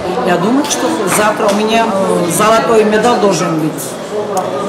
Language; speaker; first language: Russian; non-native, learner; Georgian